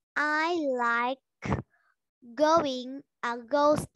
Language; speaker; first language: English; non-native, learner; Vietnamese